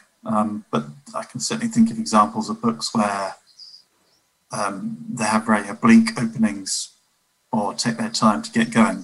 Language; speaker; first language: English; native; English